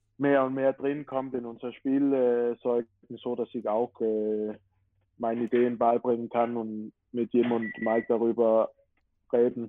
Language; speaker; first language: German; non-native, fluent; Danish